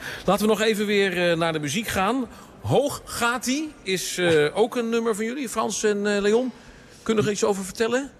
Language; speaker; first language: Dutch; native; Dutch